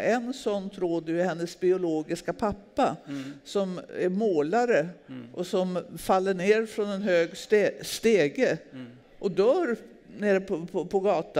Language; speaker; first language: Swedish; native; Swedish